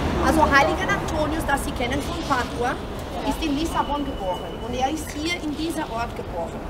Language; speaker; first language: German; non-native, fluent; Portuguese